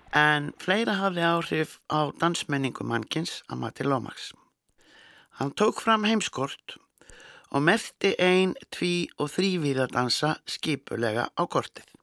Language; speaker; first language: Icelandic; native; Icelandic